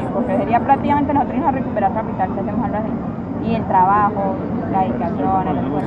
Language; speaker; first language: Spanish; native; Spanish